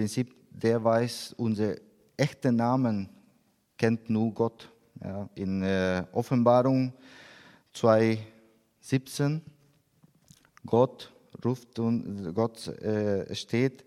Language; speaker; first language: German; non-native, learner; Spanish